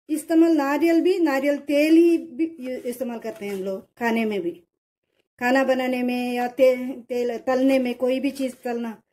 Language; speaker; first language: Hindi; non-native, local second language; Kannada